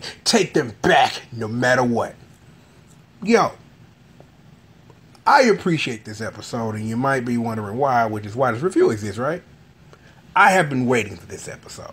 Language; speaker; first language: English; native; English